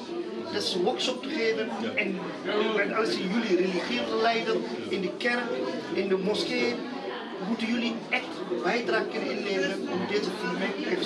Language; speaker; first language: Dutch; non-native, learner; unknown